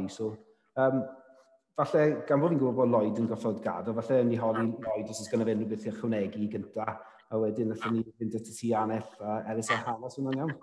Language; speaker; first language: Welsh; native; Welsh